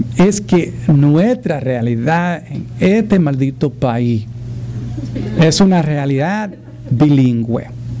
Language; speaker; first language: Spanish; early bilingual, heritage; Spanish